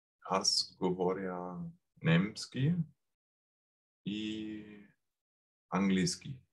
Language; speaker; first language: Bulgarian; non-native, learner; German